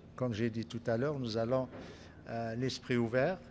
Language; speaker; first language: French; non-native, local second language; Arabic